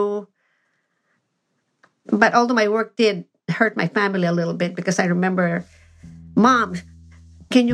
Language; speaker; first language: English; non-native, local second language; Filipino